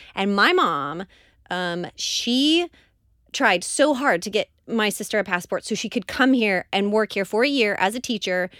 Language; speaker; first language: English; native; English